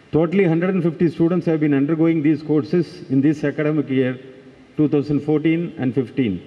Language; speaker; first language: English; non-native, local second language; Tamil